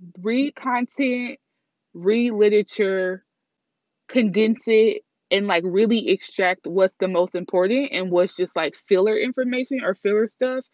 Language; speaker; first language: English; native; English